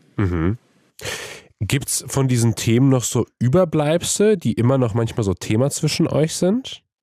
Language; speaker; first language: German; non-native, fluent; Polish